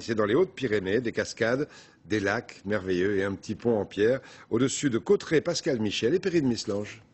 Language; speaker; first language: French; native; French